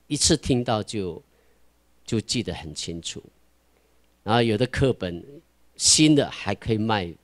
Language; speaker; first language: Chinese; non-native, local second language; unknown